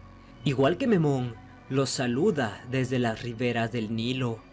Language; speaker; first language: Spanish; native; Spanish